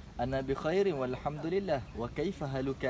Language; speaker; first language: Arabic; non-native, learner; Malay